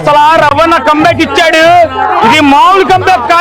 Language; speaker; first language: Telugu; native; Telugu